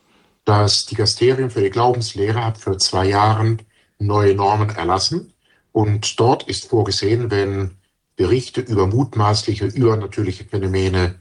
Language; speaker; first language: German; native; German